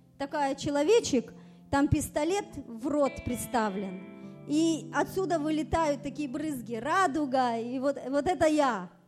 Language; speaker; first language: Russian; early bilingual, other home language; German